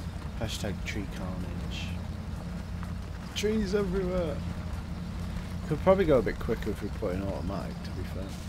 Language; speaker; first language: English; native; English